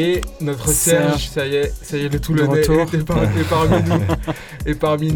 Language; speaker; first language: French; native; French